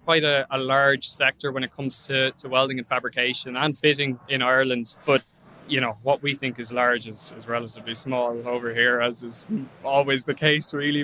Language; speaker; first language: English; native; English